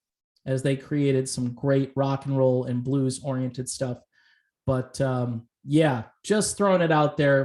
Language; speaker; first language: English; native; English